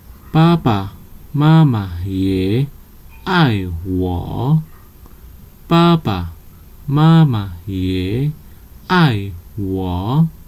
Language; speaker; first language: Chinese; non-native, fluent; Nepali